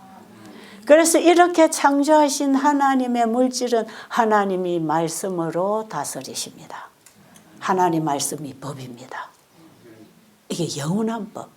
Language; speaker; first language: Korean; native; Korean